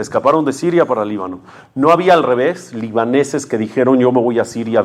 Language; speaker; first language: Spanish; native; Spanish